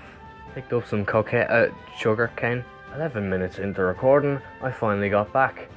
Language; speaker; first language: English; native; English